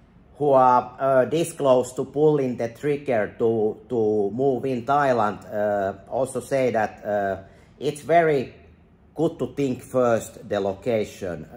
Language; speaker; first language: English; non-native, fluent; Finnish